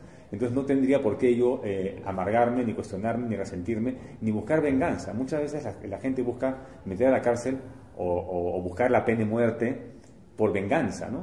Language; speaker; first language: Spanish; native; Spanish